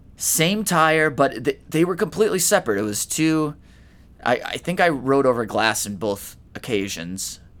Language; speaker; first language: English; native; English